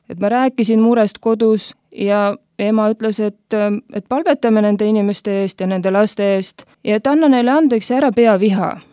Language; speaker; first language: Estonian; native; Estonian